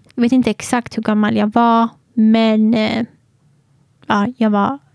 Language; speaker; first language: Swedish; native; Swedish